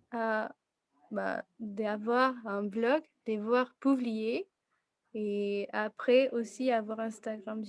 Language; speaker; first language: French; non-native, fluent; Spanish